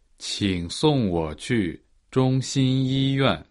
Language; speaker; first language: Chinese; non-native, learner; Portuguese